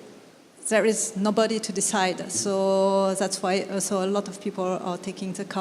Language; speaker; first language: English; non-native, fluent; French